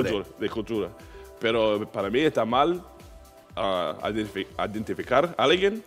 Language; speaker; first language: Spanish; non-native, learner; English